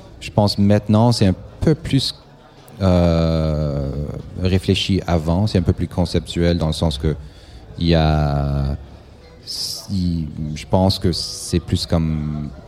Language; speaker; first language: French; non-native, local second language; English